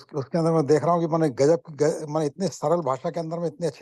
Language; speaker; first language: Hindi; native; Hindi